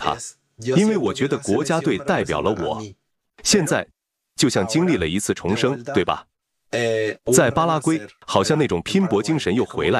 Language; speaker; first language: Chinese; non-native, fluent; Guarani